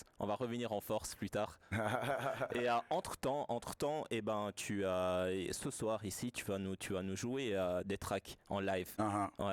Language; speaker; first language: French; native; French